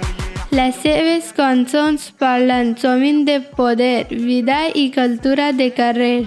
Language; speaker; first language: Catalan; non-native, learner; Punjabi